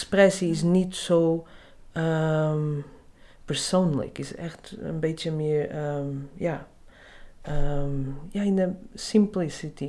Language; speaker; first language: Dutch; non-native, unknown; Portuguese